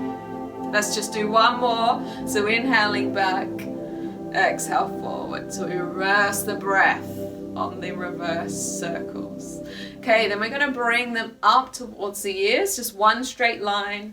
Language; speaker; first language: English; native; English